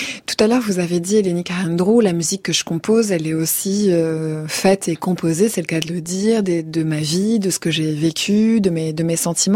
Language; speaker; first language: French; native; French